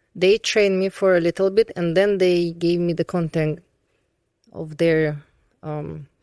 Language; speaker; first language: English; non-native, fluent; Russian